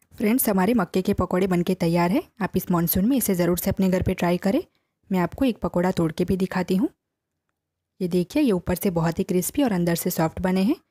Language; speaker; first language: Hindi; non-native, local second language; Gujarati